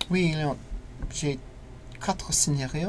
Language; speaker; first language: French; non-native, learner; English